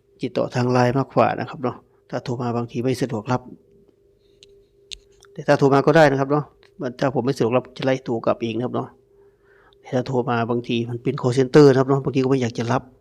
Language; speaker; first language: Thai; native; Thai